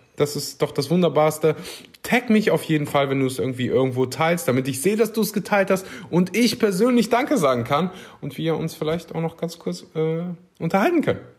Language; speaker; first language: German; native; German